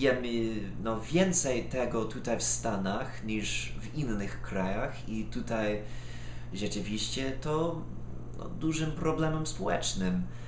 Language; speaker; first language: Polish; non-native, fluent; English